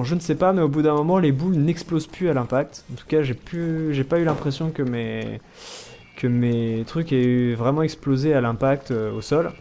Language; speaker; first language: French; native; French